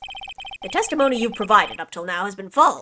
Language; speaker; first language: English; native; English